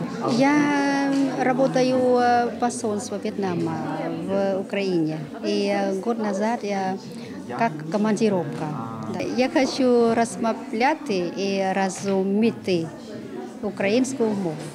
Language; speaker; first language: Ukrainian; non-native, learner; Vietnamese